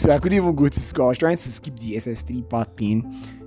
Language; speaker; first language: English; non-native, local second language; Igbo